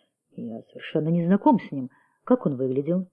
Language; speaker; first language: Russian; native; Russian